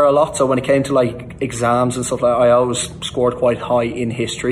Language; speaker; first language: English; native; English